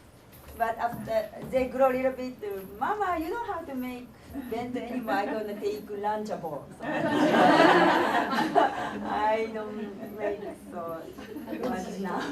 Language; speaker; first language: English; non-native, learner; Japanese